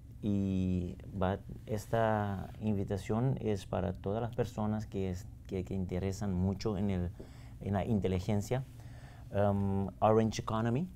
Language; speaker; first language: Spanish; non-native, fluent; Papiamento